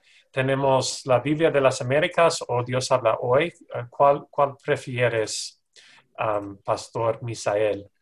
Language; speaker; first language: Spanish; non-native, learner; English